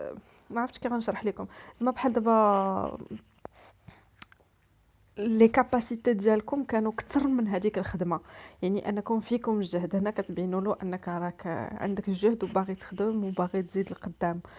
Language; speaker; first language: Arabic; native; Arabic